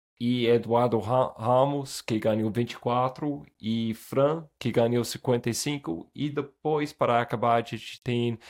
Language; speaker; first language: Portuguese; non-native, fluent; English